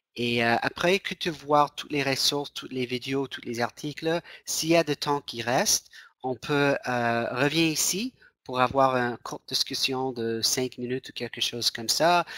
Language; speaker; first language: French; non-native, fluent; English